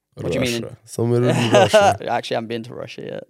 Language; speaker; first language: English; native; English